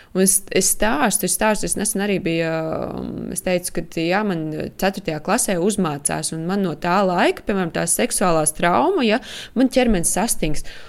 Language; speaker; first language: Latvian; native; Latvian